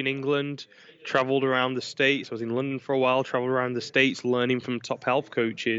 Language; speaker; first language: English; native; English